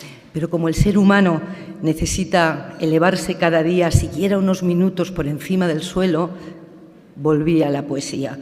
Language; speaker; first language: Spanish; native; Spanish